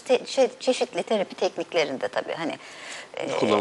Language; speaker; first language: Turkish; native; Turkish